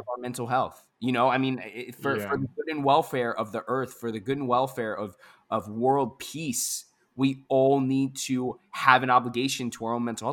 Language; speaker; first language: English; native; English